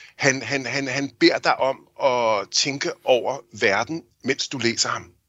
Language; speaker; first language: Danish; native; Danish